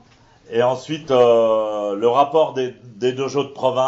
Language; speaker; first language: French; native; French